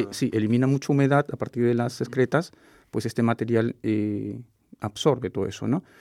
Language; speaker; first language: Spanish; native; Spanish